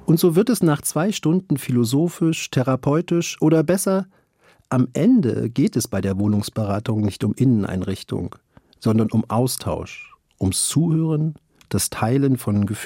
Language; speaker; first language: German; native; German